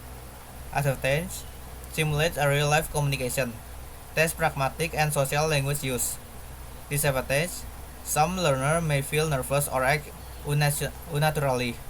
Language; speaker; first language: English; non-native, learner; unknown